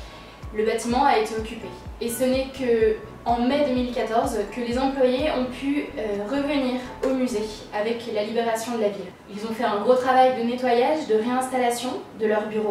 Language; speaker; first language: French; native; French